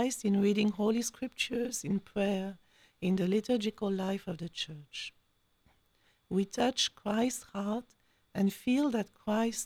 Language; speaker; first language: English; non-native, fluent; French